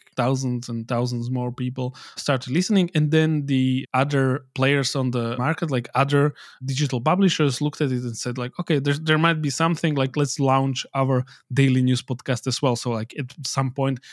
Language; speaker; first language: English; non-native, fluent; Slovak